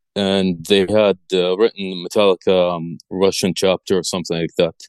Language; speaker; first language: English; early bilingual, other home language; Arabic